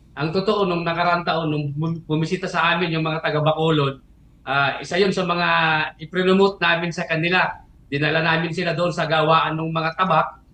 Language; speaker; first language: Filipino; non-native, local second language; Bikol